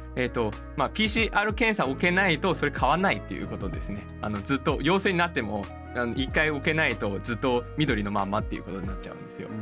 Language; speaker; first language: Japanese; non-native, fluent; Chinese